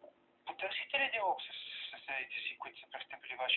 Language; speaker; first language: Bulgarian; native; Bulgarian